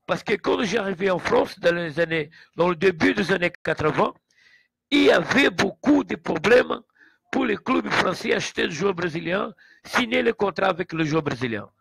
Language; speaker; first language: French; non-native, learner; Portuguese